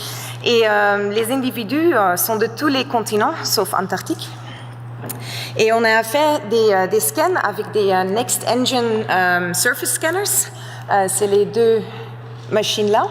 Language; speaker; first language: French; non-native, fluent; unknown